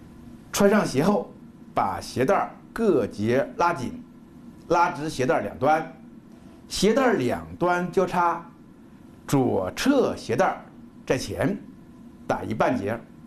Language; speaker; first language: Chinese; native; Chinese